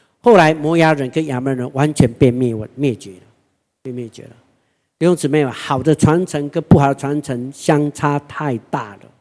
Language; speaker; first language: Chinese; non-native, local second language; Hakka Chinese